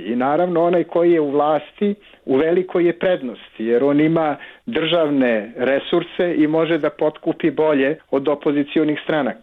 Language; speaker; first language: Serbian; native; Serbian